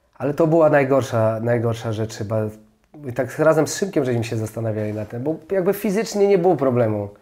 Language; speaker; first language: Polish; native; Polish